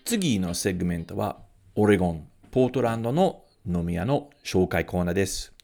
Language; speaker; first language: Japanese; non-native, fluent; English